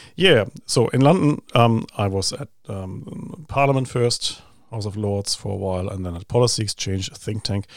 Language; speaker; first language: English; non-native, fluent; German